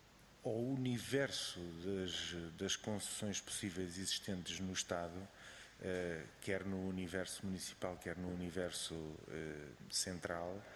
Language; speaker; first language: Portuguese; native; Portuguese